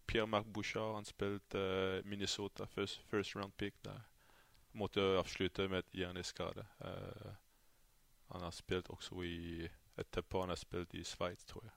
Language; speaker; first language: Norwegian; non-native, fluent; French